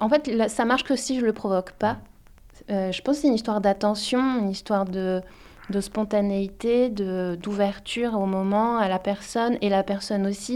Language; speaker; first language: French; native; French